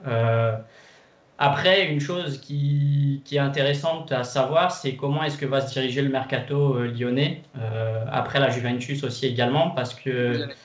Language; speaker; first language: French; non-native, fluent; Portuguese